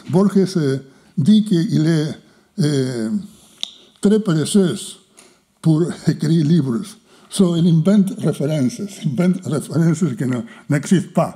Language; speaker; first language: French; non-native, fluent; Spanish